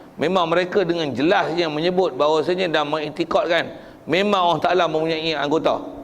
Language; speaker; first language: Malay; native; Malay